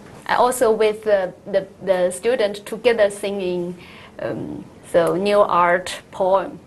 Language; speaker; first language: English; non-native, learner; Chinese